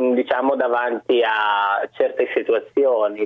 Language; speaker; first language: Italian; early bilingual, other home language; Arabic